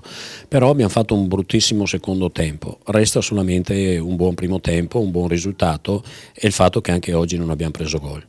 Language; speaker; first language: Italian; native; Italian